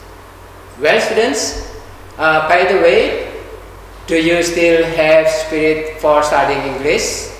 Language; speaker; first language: English; non-native, fluent; Indonesian